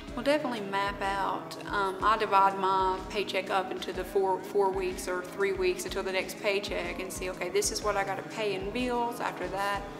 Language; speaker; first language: English; native; English